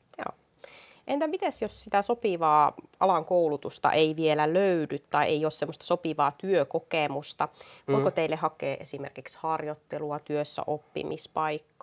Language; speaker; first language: Finnish; native; Finnish